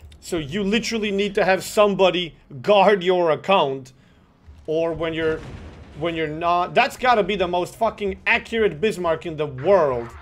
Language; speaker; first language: English; non-native, fluent; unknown